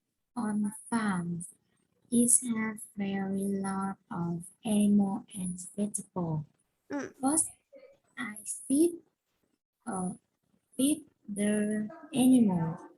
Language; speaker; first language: English; non-native, learner; Vietnamese